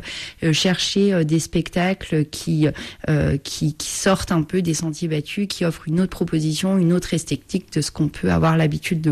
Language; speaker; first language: French; native; French